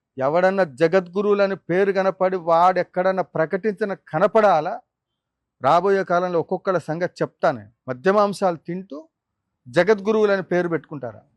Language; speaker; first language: Telugu; native; Telugu